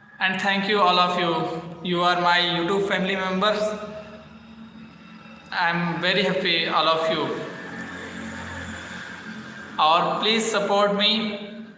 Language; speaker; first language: English; non-native, learner; Hindi